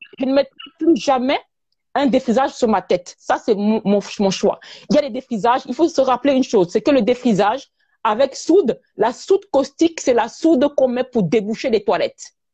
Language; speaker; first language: French; native; French